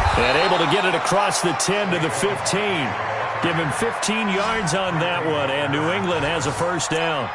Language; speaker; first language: English; native; English